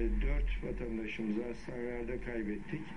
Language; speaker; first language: Turkish; native; Turkish